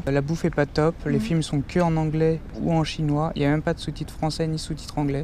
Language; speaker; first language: French; native; French